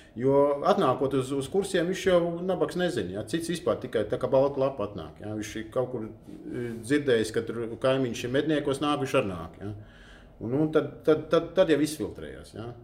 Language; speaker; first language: Latvian; native; Latvian